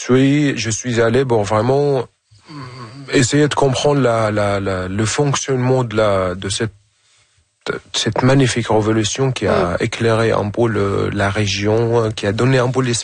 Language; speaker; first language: French; non-native, fluent; Arabic